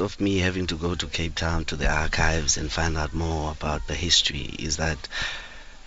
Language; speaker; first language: English; non-native, local second language; Xhosa